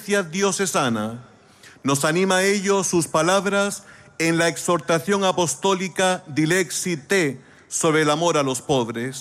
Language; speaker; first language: Spanish; native; Spanish